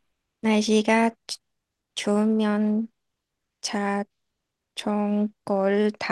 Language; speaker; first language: Korean; non-native, learner; Chinese